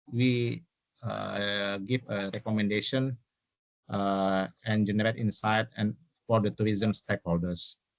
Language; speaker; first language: English; non-native, local second language; Indonesian